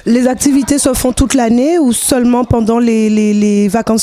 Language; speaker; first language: French; native; French